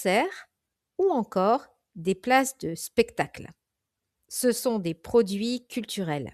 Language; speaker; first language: French; native; French